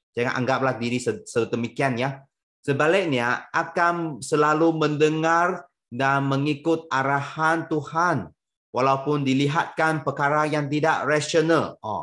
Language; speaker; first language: Malay; non-native, local second language; Chinese